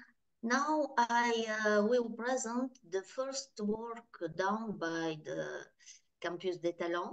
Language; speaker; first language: English; non-native, learner; French